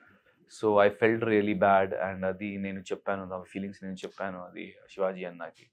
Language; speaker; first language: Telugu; non-native, local second language; Hindi